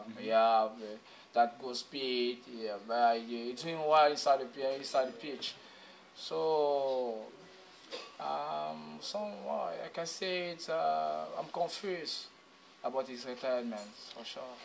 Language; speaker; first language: English; non-native, local second language; French